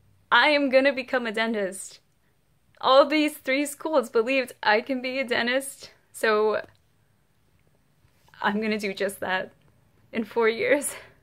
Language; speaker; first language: English; early bilingual, other home language; Spanish